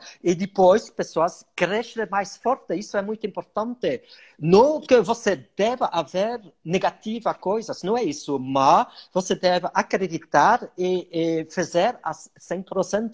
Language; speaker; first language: Portuguese; non-native, learner; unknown